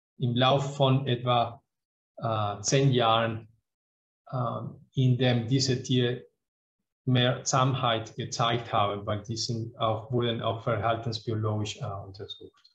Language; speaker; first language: German; non-native, fluent; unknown